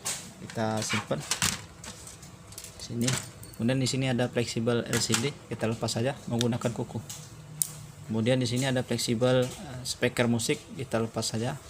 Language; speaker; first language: Indonesian; native; Indonesian